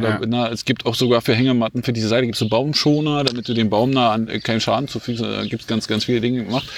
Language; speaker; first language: German; native; German